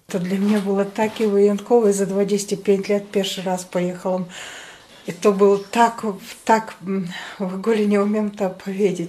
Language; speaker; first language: Polish; non-native, learner; Chechen